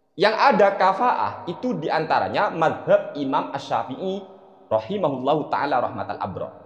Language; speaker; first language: Indonesian; non-native, local second language; Madurese